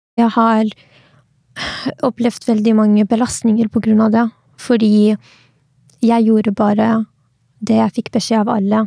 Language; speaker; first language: Norwegian; early bilingual, other home language; Arabic